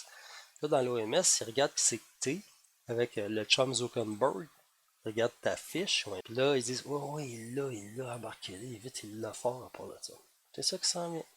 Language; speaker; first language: French; native; French